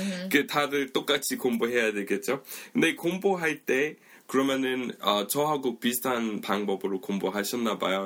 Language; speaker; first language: Korean; non-native, fluent; English